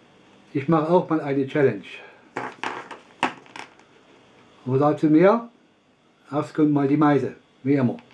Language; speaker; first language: German; non-native, learner; Russian